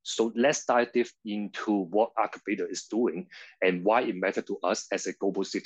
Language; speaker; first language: English; non-native, local second language; Cantonese